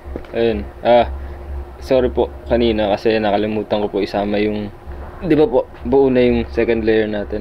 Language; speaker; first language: Filipino; native; Filipino